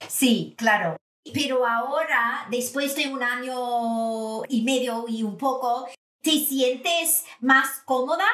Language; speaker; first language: Spanish; non-native, fluent; English